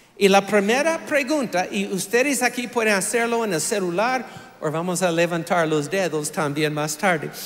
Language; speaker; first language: Spanish; non-native, fluent; English